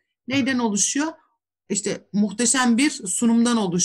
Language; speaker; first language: Turkish; native; Turkish